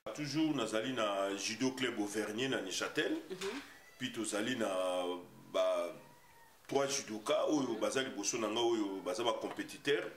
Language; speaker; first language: Lingala; native; Lingala